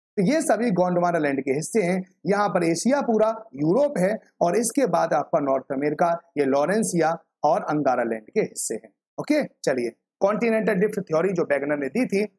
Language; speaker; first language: Hindi; native; Hindi